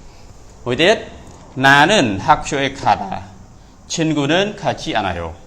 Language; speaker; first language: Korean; non-native, fluent; Khmer